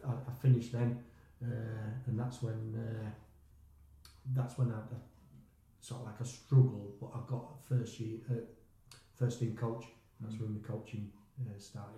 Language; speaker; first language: English; native; English